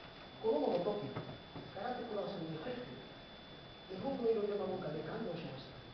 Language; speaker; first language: Japanese; non-native, learner; Spanish